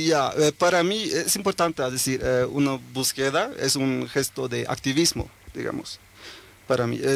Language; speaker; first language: Spanish; early bilingual, heritage; Norwegian